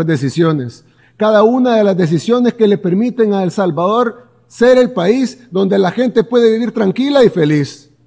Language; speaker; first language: Spanish; native; Spanish